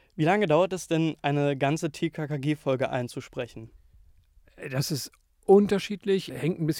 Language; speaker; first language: German; native; German